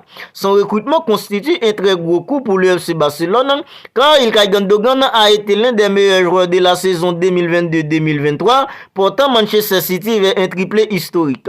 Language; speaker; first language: French; native; French